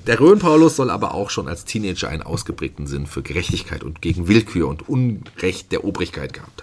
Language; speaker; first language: German; native; German